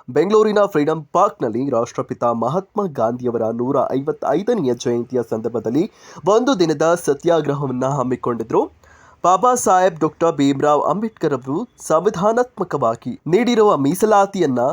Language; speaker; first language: Kannada; native; Kannada